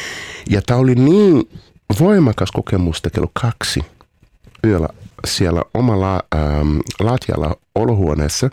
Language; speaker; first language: Finnish; non-native, fluent; Portuguese